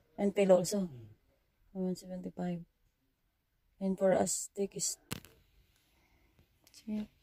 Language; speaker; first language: English; non-native, learner; Filipino